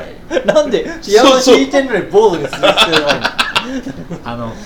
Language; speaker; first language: Japanese; native; Japanese